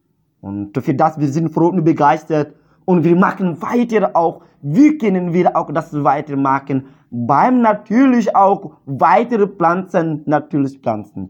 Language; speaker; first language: German; non-native, learner; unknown